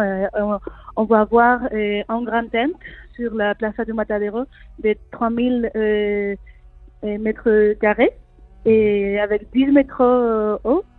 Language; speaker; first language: French; non-native, learner; Spanish